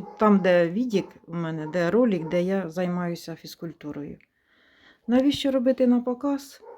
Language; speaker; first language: Ukrainian; non-native, local second language; Russian